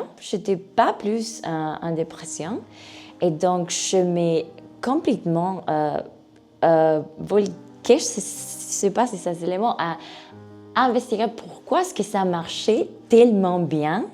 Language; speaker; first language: French; non-native, learner; Spanish